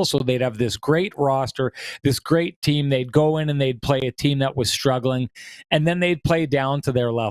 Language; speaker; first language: English; native; English